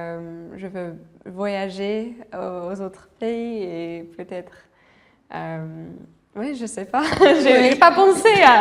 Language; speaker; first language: French; non-native, fluent; English